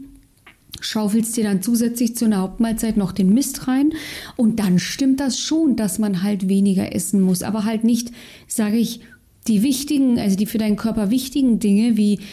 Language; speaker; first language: German; native; German